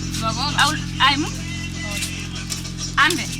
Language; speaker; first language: French; non-native, learner; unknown